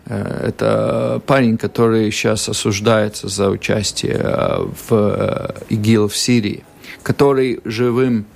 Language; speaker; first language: Russian; non-native, local second language; Latvian